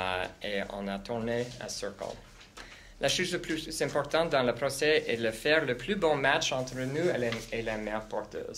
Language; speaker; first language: French; non-native, local second language; English